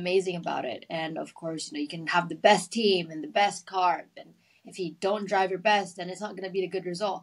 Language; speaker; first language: English; non-native, local second language; Filipino